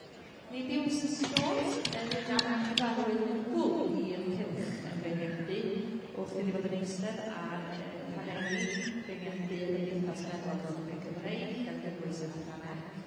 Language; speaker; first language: Welsh; native; Welsh